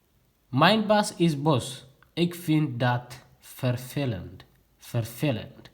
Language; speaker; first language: Dutch; non-native, learner; Tigrinya